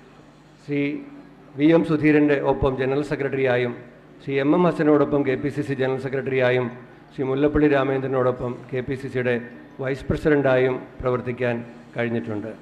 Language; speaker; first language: Malayalam; native; Malayalam